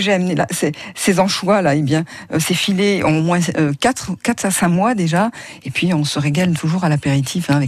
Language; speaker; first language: French; native; French